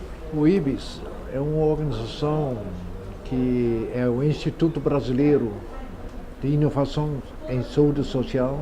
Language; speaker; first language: Portuguese; non-native, fluent; Dutch